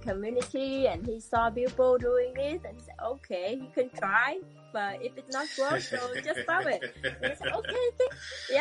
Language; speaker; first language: English; non-native, learner; Vietnamese